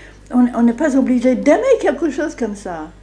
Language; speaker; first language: French; non-native, fluent; English